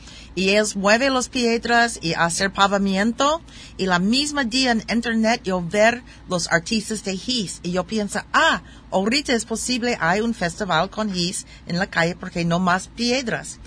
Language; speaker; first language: Spanish; non-native, learner; German